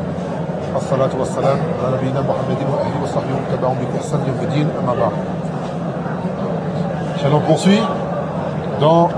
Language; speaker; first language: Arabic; non-native, fluent; French